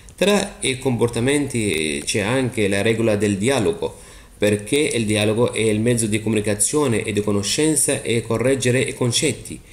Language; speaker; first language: Italian; non-native, fluent; Arabic